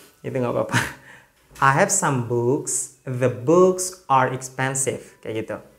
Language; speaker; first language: English; non-native, fluent; Indonesian